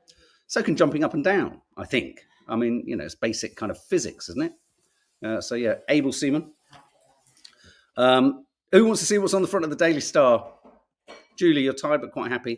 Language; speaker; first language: English; native; English